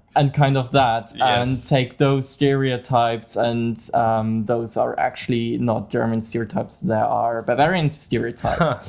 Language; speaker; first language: English; non-native, fluent; German